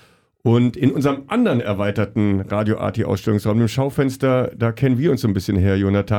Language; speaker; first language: German; native; German